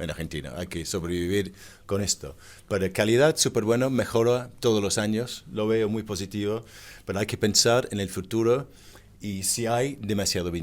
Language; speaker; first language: Spanish; non-native, fluent; English